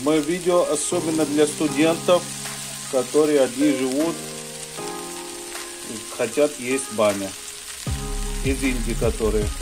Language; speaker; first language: Russian; non-native, fluent; Hindi